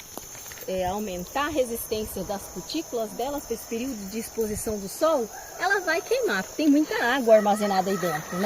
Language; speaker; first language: Portuguese; native; Portuguese